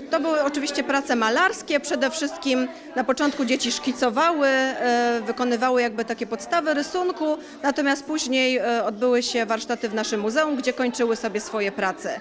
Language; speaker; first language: Polish; native; Polish